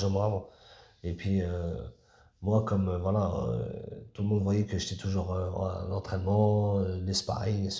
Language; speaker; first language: French; native; French